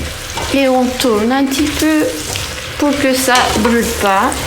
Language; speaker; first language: French; non-native, fluent; Turkish